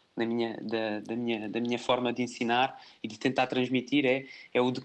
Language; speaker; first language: Portuguese; native; Portuguese